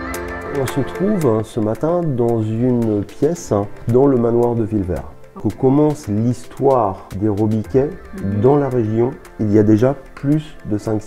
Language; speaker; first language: French; native; French